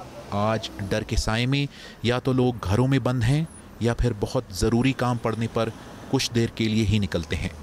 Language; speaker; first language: Hindi; native; Hindi